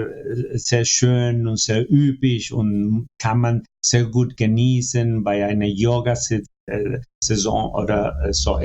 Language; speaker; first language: German; non-native, fluent; Spanish